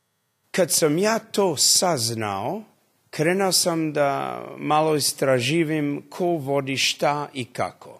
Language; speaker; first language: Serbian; early bilingual, heritage; English